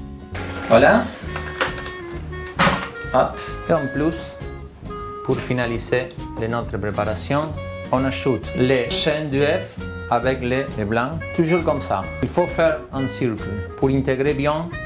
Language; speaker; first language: French; non-native, fluent; Spanish